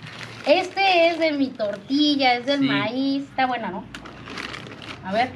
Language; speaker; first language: Spanish; native; Spanish